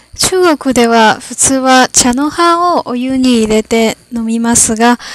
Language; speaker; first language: Japanese; non-native, fluent; Chinese